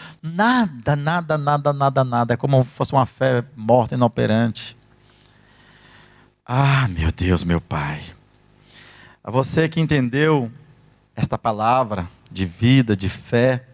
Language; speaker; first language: Portuguese; native; Portuguese